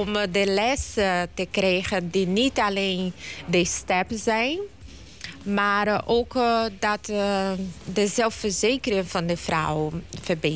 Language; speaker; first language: Dutch; non-native, learner; Portuguese